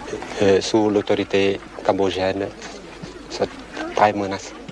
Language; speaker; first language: French; non-native, local second language; Khmer